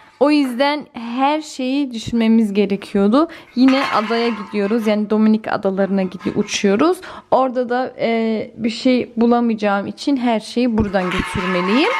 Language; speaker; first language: Turkish; early bilingual, heritage; Turkish